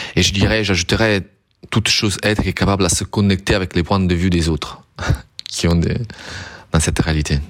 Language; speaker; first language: French; non-native, fluent; Italian